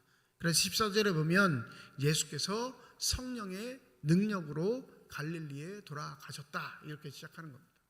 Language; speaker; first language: Korean; native; Korean